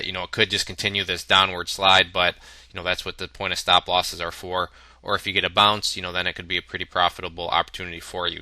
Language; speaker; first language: English; native; English